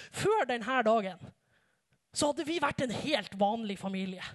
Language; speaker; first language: Norwegian; native; Norwegian